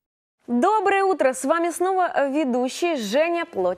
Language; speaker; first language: Russian; native; Russian